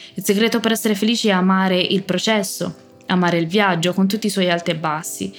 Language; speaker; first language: Italian; native; Italian